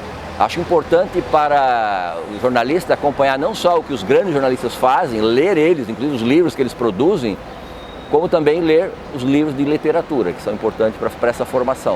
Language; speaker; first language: Portuguese; native; Portuguese